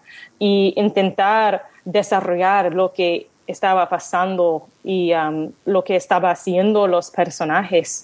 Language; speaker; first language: Spanish; non-native, learner; English